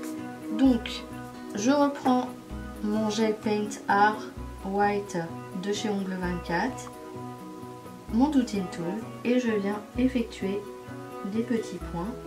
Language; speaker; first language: French; native; French